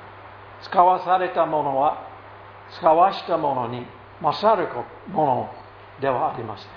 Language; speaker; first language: Japanese; non-native, fluent; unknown